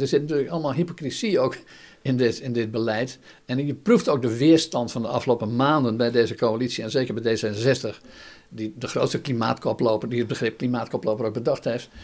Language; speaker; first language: Dutch; native; Dutch